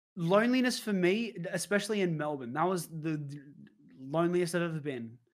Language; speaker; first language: English; native; English